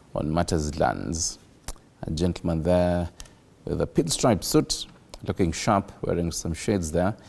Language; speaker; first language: English; non-native, local second language; Swahili